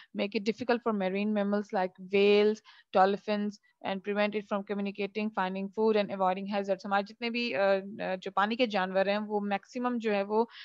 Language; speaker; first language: Urdu; non-native, local second language; Punjabi